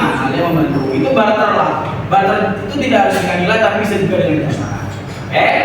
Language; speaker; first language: Indonesian; native; Indonesian